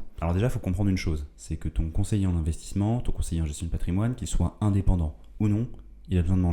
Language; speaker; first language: French; native; French